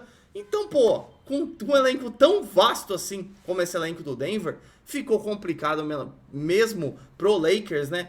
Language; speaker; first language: Portuguese; native; Portuguese